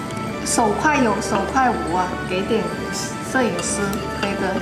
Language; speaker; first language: Chinese; non-native, local second language; Cantonese